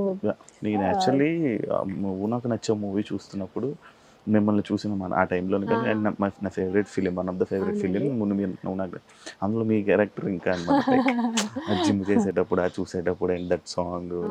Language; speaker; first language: Telugu; native; Telugu